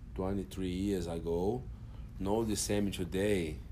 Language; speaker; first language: English; non-native, learner; Portuguese